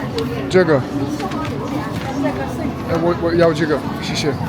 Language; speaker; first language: Chinese; non-native, learner; French